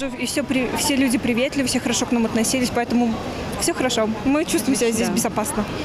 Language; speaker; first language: Russian; native; Russian